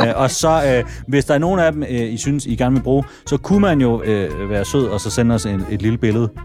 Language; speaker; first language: Danish; native; Danish